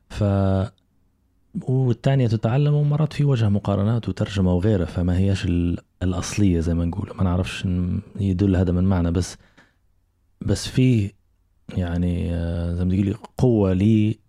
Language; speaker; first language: Arabic; non-native, local second language; Berber languages